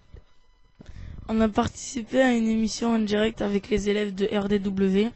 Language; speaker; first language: French; native; French